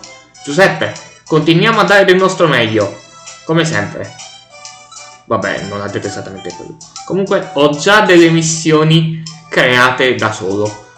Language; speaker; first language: Italian; native; Italian